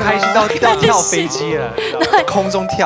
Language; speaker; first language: Chinese; non-native, fluent; French